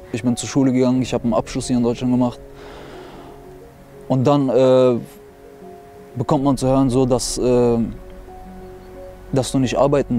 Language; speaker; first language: German; early bilingual, other home language; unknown